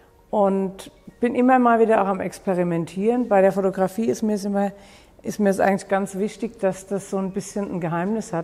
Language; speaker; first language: German; native; German